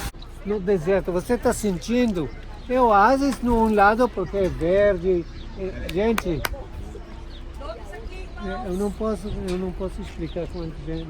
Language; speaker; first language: Portuguese; non-native, learner; Hebrew